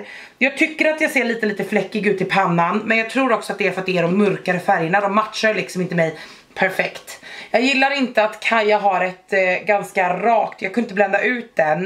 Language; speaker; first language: Swedish; native; Swedish